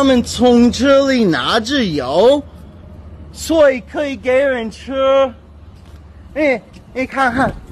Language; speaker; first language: Chinese; non-native, learner; English